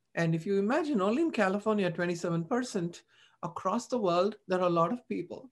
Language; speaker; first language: English; non-native, local second language; Tamil